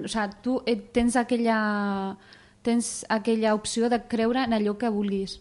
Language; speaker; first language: Catalan; early bilingual, other home language; Arabic